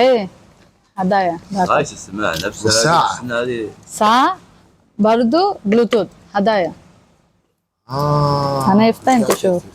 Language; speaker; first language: Arabic; non-native, learner; Telugu